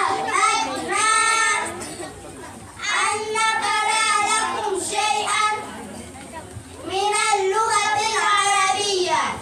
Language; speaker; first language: Arabic; non-native, learner; Swahili